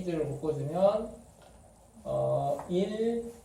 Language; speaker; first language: Korean; native; Korean